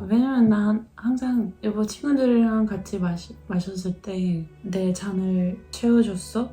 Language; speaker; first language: Korean; non-native, learner; Dutch